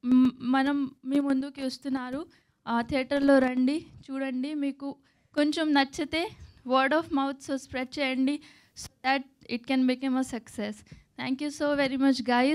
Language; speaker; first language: Telugu; non-native, learner; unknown